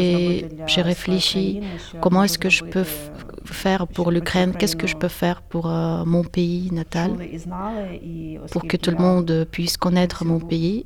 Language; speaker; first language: French; non-native, fluent; Ukrainian